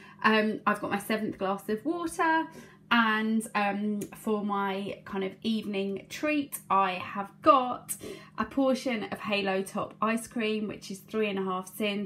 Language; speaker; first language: English; native; English